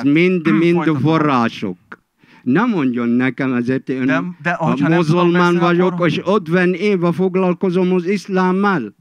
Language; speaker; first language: Hungarian; non-native, fluent; Arabic